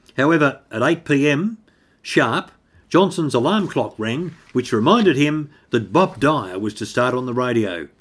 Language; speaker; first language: English; native; English